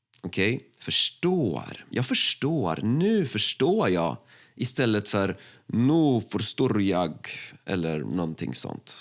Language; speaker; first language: Swedish; native; Swedish